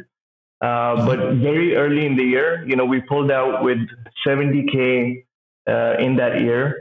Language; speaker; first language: English; non-native, local second language; Urdu